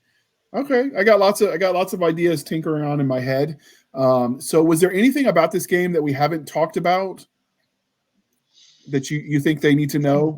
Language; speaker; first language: English; native; English